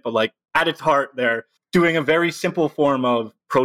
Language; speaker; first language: English; native; English